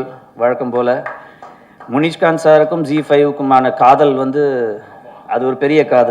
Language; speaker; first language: Tamil; native; Tamil